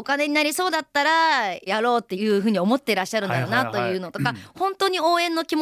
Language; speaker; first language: Japanese; native; Japanese